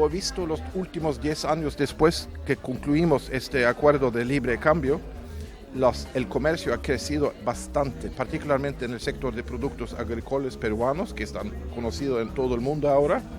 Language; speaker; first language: Spanish; non-native, fluent; Norwegian